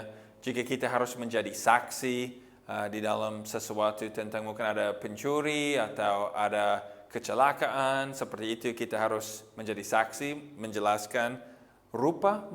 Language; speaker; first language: Indonesian; non-native, fluent; English